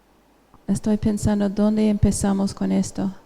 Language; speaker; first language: Spanish; non-native, fluent; English